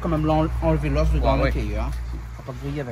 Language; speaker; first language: French; non-native, local second language; Réunion Creole French